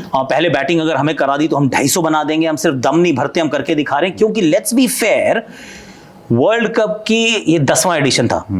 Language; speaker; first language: Hindi; native; Hindi